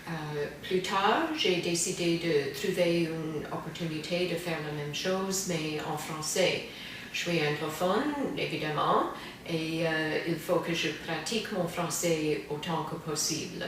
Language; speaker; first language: French; non-native, fluent; English